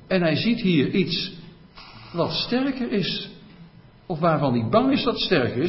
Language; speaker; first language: Dutch; native; Dutch